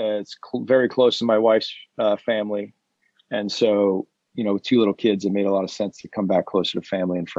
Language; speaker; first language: English; native; English